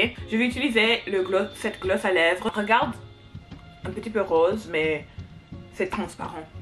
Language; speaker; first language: French; non-native, learner; English